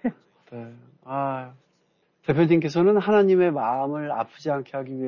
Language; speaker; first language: Korean; native; Korean